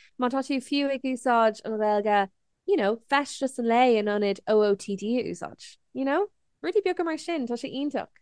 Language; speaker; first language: Irish; non-native, local second language; English